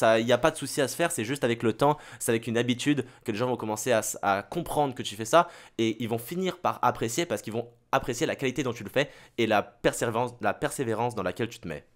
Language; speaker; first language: French; native; French